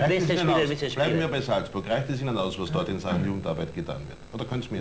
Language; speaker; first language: German; native; German